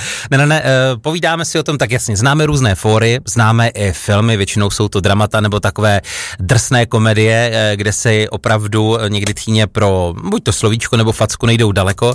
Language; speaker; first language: Czech; native; Czech